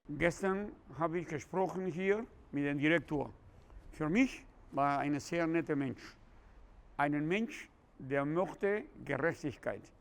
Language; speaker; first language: German; non-native, fluent; Spanish